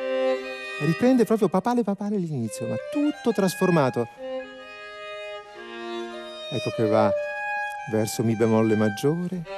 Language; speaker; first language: Italian; native; Italian